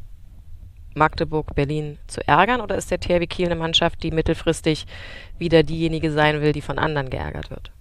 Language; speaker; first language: German; native; German